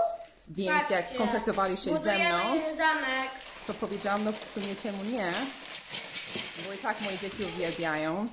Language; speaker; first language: Polish; non-native, learner; English